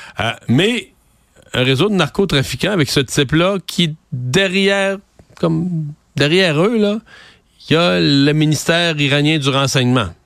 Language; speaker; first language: French; native; French